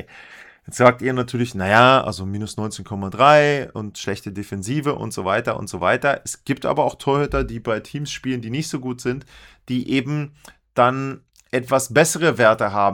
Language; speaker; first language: German; native; German